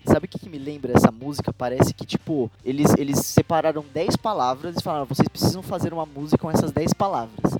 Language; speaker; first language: Portuguese; native; Portuguese